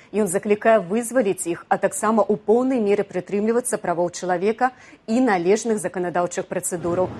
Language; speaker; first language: Belarusian; native; Belarusian